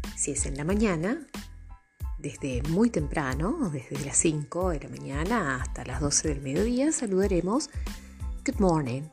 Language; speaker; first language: Spanish; native; Spanish